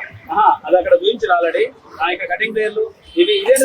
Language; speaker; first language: Telugu; native; Telugu